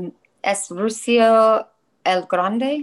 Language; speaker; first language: Spanish; non-native, learner; English